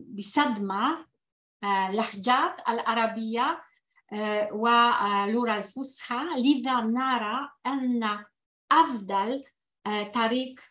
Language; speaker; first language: Arabic; non-native, fluent; Polish